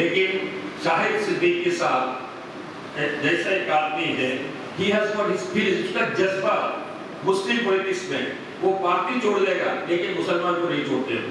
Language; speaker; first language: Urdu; non-native, local second language; Malayalam